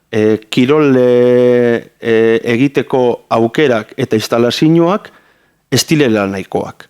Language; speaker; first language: Basque; native; Basque